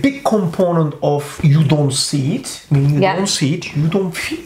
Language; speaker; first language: English; non-native, fluent; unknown